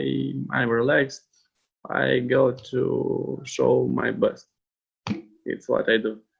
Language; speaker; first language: English; non-native, learner; Romanian